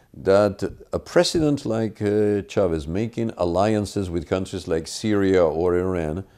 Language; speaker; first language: English; non-native, fluent; Spanish